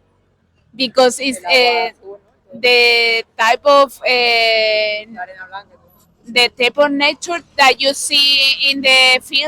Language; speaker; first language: English; non-native, learner; Spanish